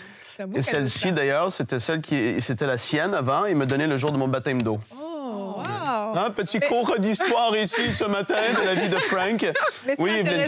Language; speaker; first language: French; native; French